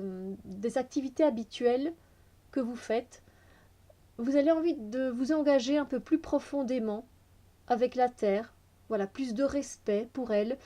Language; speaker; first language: French; native; French